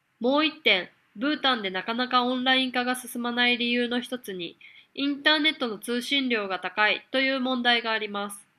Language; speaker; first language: Japanese; native; Japanese